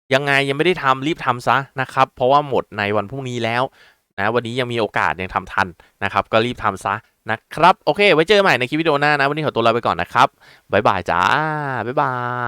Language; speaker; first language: Thai; native; Thai